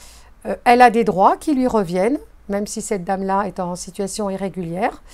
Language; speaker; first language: French; native; French